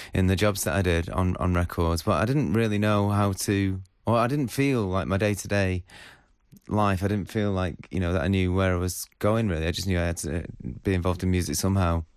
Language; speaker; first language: English; native; English